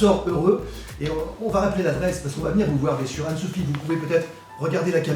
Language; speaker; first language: French; native; French